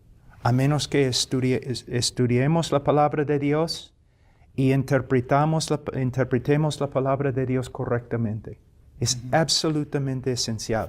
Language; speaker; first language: Spanish; non-native, fluent; English